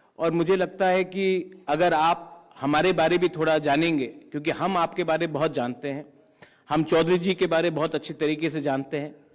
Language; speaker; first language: Hindi; non-native, local second language; Kok Borok